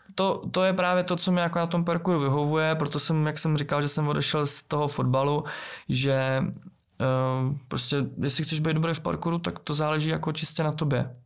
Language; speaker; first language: Czech; native; Czech